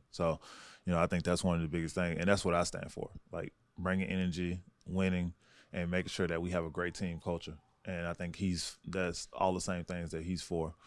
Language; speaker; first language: English; native; English